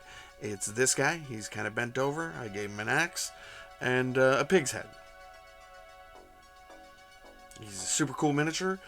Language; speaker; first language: English; native; English